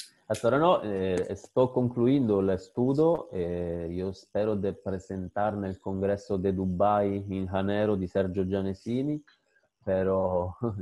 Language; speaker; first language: Spanish; non-native, fluent; Italian